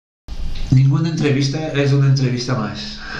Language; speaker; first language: Spanish; non-native, fluent; Portuguese